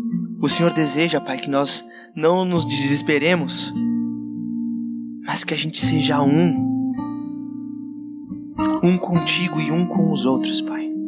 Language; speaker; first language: Portuguese; native; Portuguese